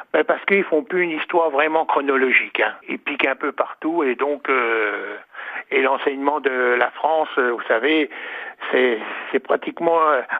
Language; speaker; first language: French; native; French